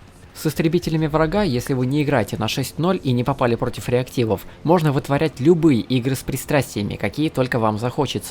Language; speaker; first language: Russian; native; Russian